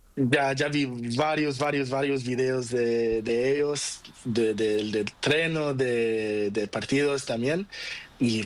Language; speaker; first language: Spanish; non-native, learner; Portuguese